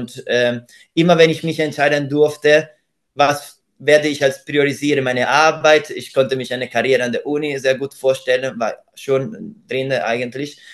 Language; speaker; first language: German; non-native, fluent; Italian